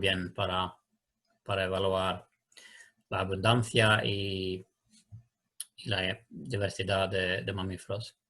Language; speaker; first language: Spanish; non-native, learner; Swedish